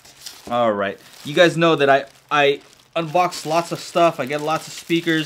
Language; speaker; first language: English; native; English